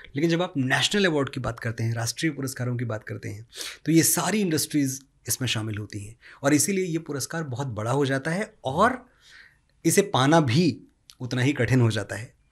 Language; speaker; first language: Hindi; native; Hindi